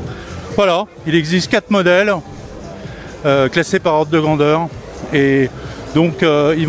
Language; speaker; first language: French; native; French